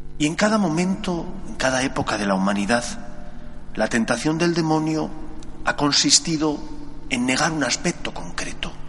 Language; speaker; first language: Spanish; native; Spanish